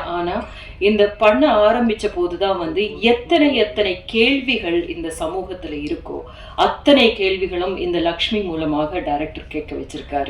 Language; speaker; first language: Tamil; native; Tamil